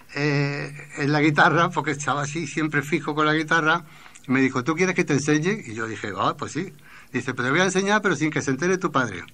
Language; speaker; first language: Spanish; native; Spanish